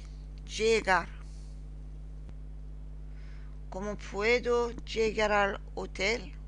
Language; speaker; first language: Spanish; non-native, learner; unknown